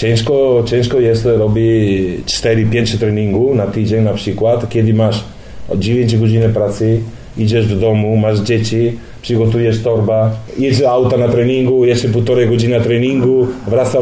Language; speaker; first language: Polish; non-native, learner; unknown